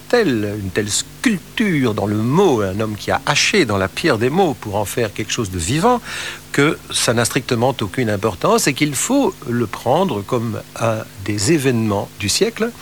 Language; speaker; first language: French; native; French